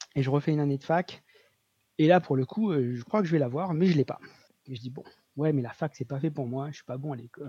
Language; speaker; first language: French; native; French